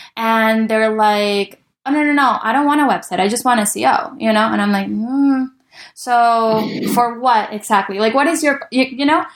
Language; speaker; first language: English; early bilingual, other home language; Spanish